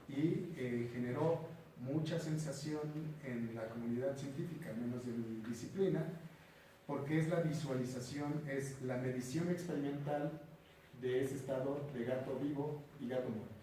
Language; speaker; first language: Spanish; native; Spanish